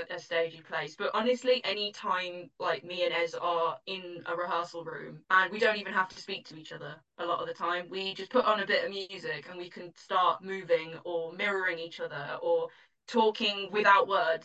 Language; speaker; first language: English; native; English